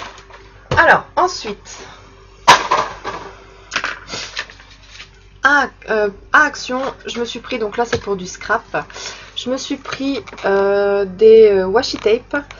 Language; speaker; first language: French; native; French